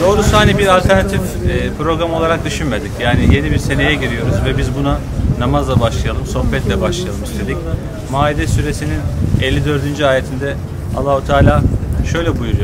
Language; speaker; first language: Turkish; native; Turkish